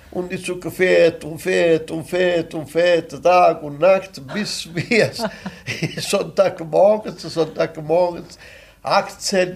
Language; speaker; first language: German; non-native, fluent; Italian